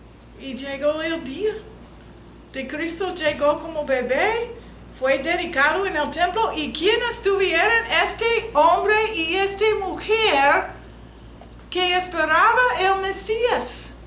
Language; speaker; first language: Spanish; non-native, learner; English